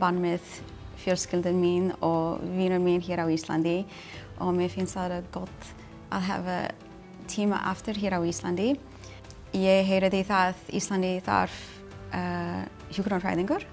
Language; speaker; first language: Icelandic; non-native, learner; English